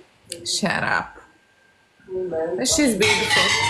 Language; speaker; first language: English; non-native, learner; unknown